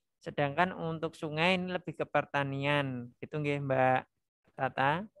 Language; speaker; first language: Indonesian; non-native, local second language; Javanese